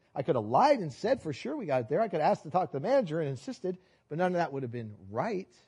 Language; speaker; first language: English; native; English